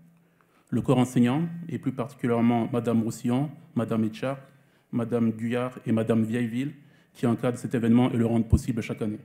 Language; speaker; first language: French; native; French